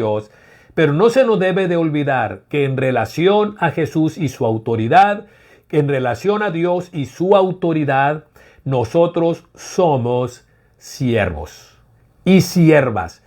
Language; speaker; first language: Spanish; native; Spanish